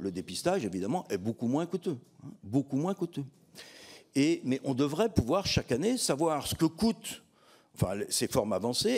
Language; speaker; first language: French; native; French